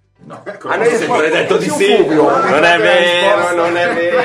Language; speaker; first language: Italian; native; Italian